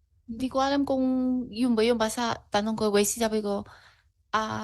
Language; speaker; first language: Filipino; non-native, learner; Chinese